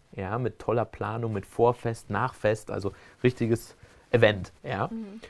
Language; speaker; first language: German; early bilingual, other home language; Spanish